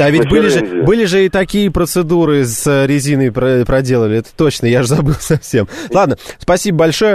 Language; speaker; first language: Russian; native; Russian